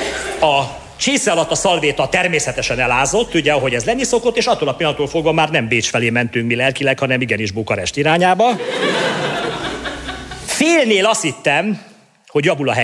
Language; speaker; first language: Hungarian; native; Hungarian